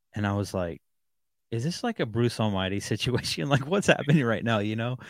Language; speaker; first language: English; native; English